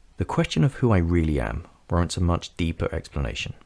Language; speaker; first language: English; native; English